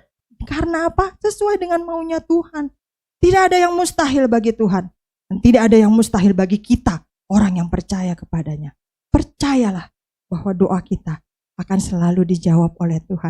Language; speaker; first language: Indonesian; native; Indonesian